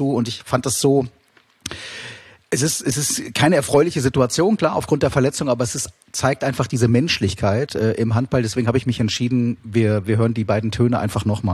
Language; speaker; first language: German; native; German